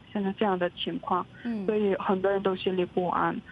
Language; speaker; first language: Chinese; non-native, fluent; Korean